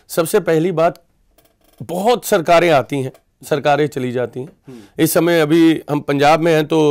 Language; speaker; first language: Hindi; non-native, local second language; Punjabi